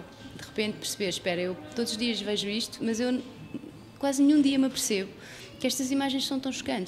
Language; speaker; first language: Portuguese; native; Portuguese